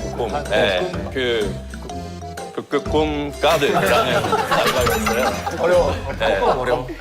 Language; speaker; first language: Korean; non-native, fluent; Norwegian